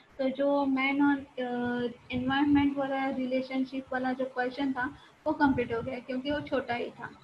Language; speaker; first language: Hindi; non-native, local second language; Marathi